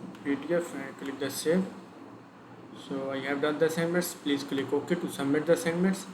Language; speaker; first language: English; non-native, learner; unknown